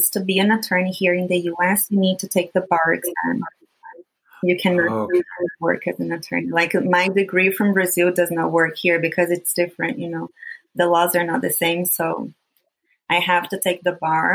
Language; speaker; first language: English; non-native, fluent; Portuguese